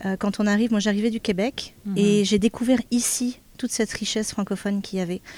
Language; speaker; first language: French; native; French